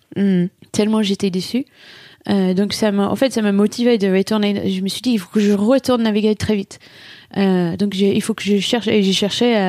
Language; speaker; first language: French; non-native, fluent; English